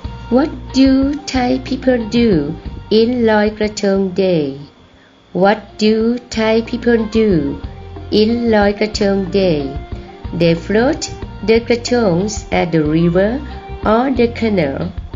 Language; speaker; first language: English; non-native, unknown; Thai